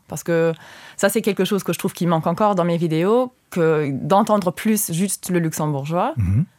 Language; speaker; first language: French; non-native, local second language; Luxembourgish